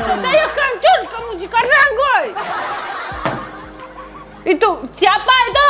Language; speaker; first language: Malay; non-native, learner; Russian